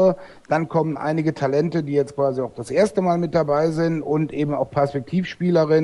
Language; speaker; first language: German; native; German